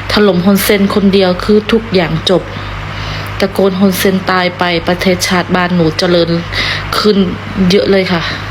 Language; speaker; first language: Thai; non-native, fluent; Khmer